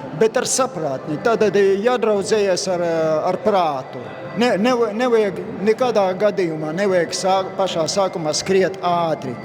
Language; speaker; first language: Latvian; non-native, local second language; Russian